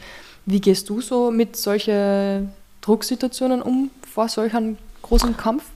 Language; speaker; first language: German; native; German